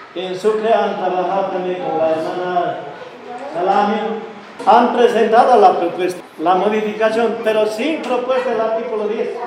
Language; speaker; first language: Spanish; non-native, local second language; Quechua